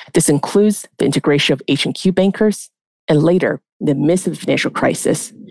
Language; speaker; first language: English; native; English